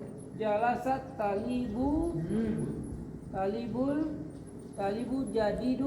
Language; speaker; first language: Arabic; non-native, learner; Indonesian